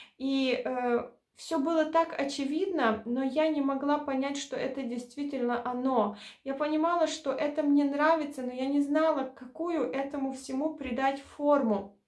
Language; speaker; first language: Russian; non-native, local second language; Ukrainian